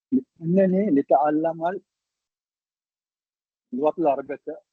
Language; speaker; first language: Arabic; non-native, learner; Tamil